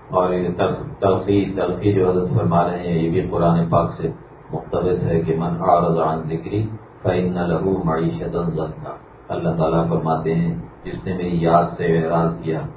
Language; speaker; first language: Urdu; native; Urdu